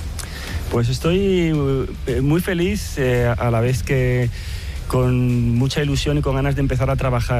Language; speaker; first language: Spanish; native; Spanish